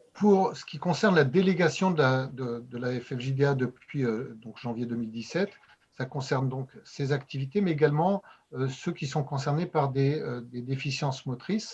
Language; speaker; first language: French; native; French